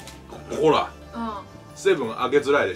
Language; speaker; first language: Japanese; native; Japanese